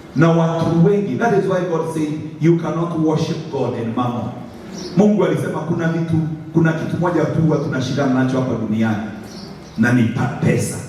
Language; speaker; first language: English; non-native, local second language; Swahili